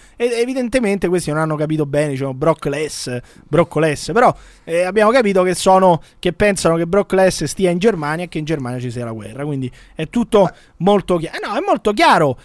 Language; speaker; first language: Italian; native; Italian